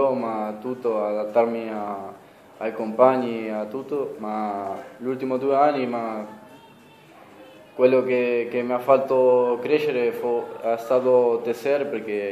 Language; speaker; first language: Italian; non-native, fluent; Spanish